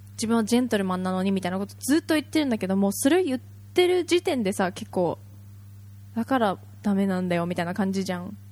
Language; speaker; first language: Japanese; native; Japanese